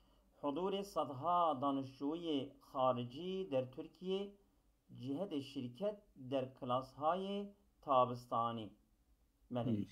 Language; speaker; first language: Persian; non-native, fluent; Kurdish